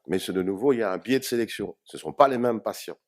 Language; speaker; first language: French; native; French